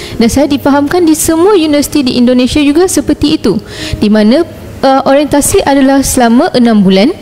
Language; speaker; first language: Malay; non-native, local second language; Tamil